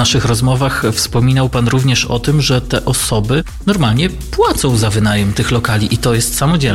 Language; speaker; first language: Polish; native; Polish